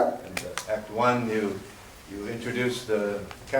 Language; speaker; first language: English; non-native, learner; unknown